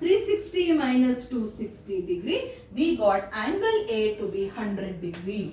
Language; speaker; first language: English; non-native, local second language; Kannada